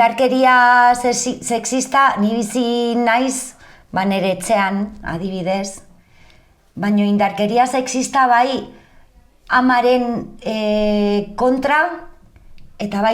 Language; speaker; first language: Basque; non-native, local second language; Spanish